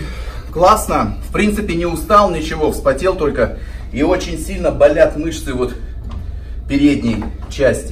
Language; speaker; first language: Russian; native; Russian